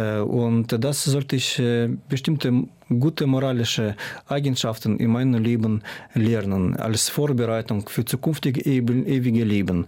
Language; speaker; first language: German; non-native, fluent; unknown